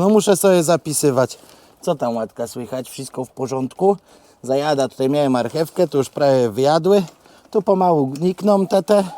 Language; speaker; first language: Polish; native; Polish